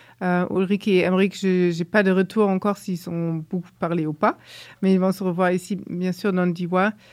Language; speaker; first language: French; non-native, fluent; German